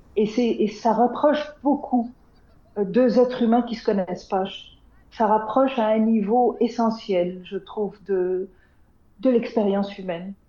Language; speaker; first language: French; non-native, local second language; Arabic